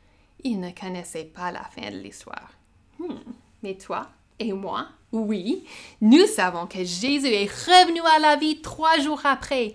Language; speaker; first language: French; native; French